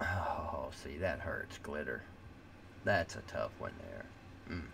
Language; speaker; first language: English; native; English